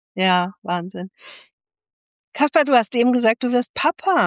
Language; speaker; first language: German; native; German